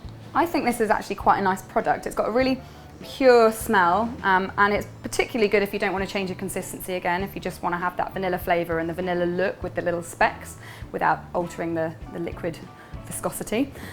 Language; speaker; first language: English; native; English